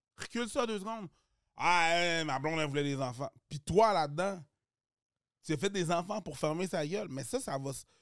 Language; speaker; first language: French; early bilingual, other home language; Haitian Creole